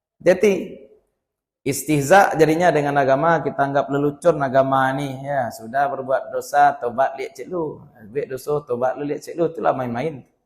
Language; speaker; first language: Malay; non-native, local second language; Minangkabau